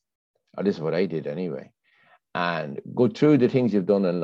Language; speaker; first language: English; native; English